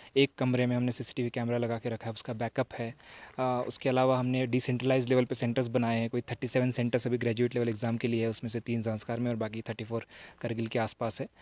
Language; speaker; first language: Hindi; non-native, local second language; Marathi